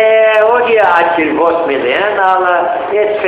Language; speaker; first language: Greek; early bilingual, heritage; Greek